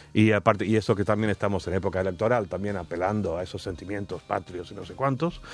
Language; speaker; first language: Spanish; non-native, fluent; English